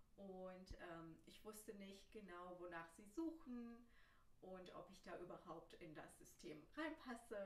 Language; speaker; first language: German; early bilingual, other home language; Turkish